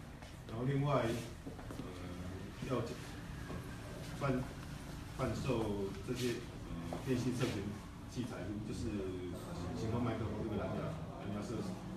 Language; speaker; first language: Chinese; native; Chinese